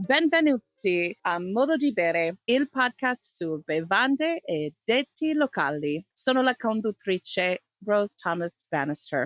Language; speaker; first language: Italian; non-native, learner; English